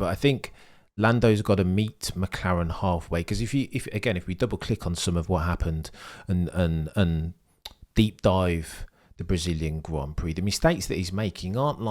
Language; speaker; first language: English; native; English